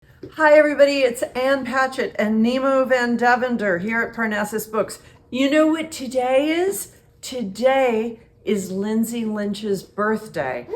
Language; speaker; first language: English; native; English